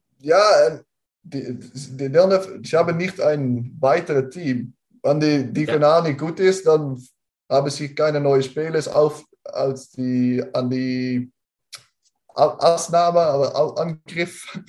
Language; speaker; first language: German; non-native, learner; Dutch